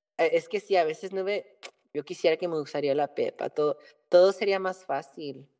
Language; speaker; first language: Spanish; early bilingual, heritage; Spanish